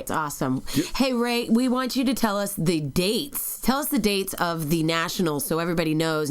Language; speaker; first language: English; native; English